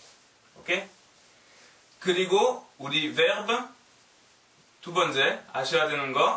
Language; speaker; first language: Korean; non-native, learner; French